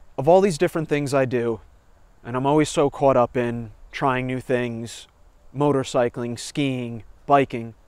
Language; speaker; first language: English; native; English